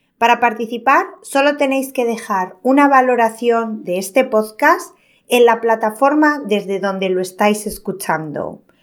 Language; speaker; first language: Spanish; native; Spanish